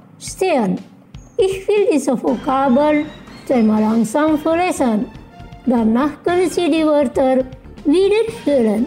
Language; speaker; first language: German; non-native, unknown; Indonesian